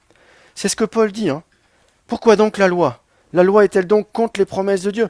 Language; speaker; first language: French; native; French